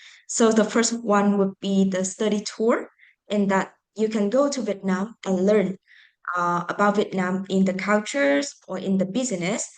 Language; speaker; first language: English; non-native, fluent; Vietnamese